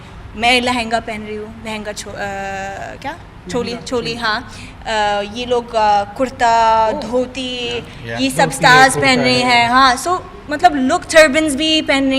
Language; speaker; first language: Hindi; non-native, fluent; Arabic